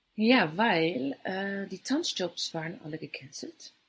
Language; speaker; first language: German; non-native, fluent; Dutch